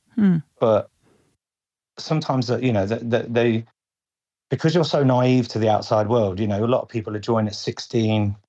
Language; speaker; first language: English; native; English